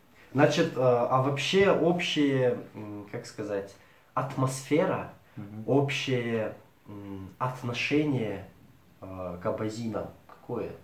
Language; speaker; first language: Russian; native; Russian